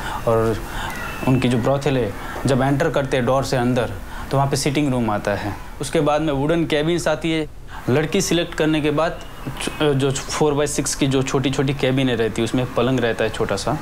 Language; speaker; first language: Hindi; native; Hindi